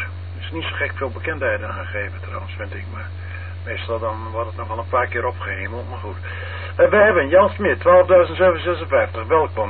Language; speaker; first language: Dutch; native; Dutch